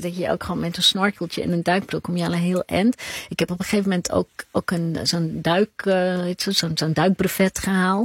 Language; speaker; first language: Dutch; native; Dutch